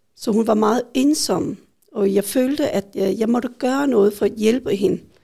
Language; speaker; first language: Danish; early bilingual, other home language; Vietnamese